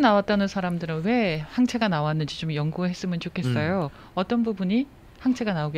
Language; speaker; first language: Korean; native; Korean